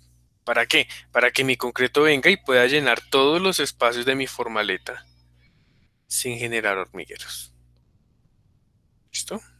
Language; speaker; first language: Spanish; native; Spanish